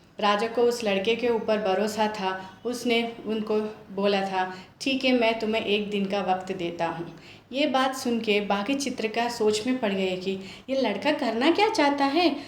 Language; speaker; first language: Hindi; non-native, local second language; Telugu